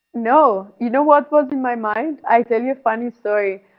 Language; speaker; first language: English; non-native, fluent; Persian